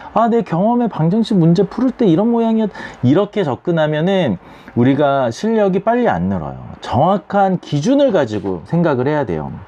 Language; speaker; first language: Korean; native; Korean